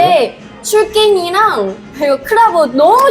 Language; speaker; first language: Korean; non-native, fluent; Chinese